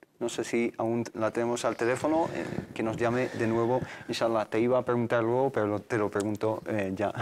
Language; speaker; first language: Spanish; native; Spanish